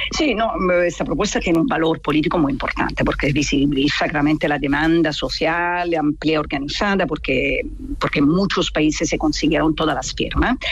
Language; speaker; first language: Spanish; non-native, fluent; Italian